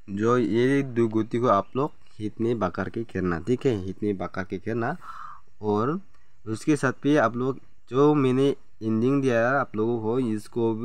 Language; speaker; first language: Hindi; non-native, local second language; Assamese